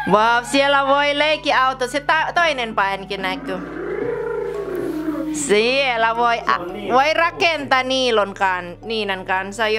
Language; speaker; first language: Finnish; non-native, learner; Indonesian